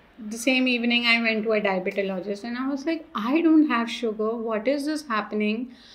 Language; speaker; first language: English; non-native, local second language; Hindi